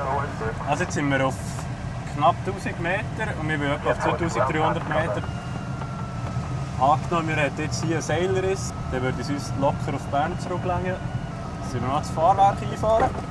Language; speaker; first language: German; native; German